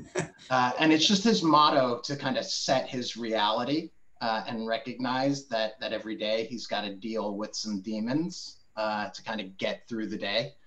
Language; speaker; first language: English; native; English